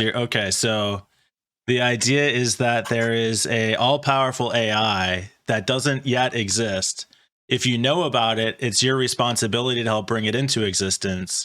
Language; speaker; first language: English; native; English